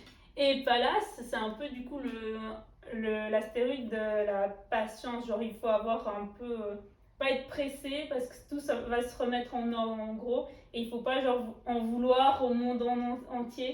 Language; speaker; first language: French; native; French